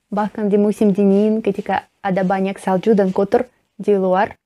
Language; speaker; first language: Indonesian; non-native, learner; Russian